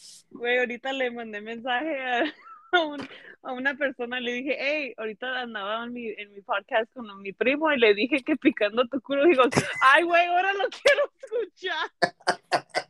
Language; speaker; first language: Spanish; early bilingual, heritage; Spanish